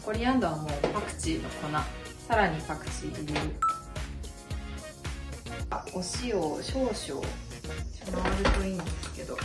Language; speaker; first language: Japanese; native; Japanese